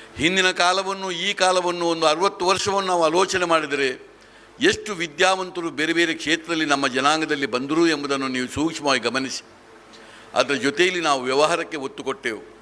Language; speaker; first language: Kannada; non-native, local second language; Tulu